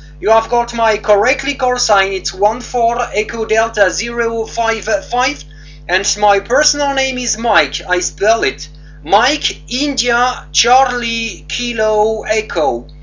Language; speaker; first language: English; non-native, learner; French